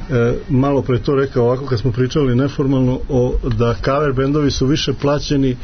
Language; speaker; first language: Serbian; native; Serbian